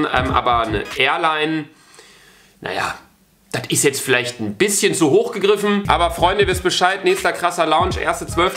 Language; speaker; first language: German; native; German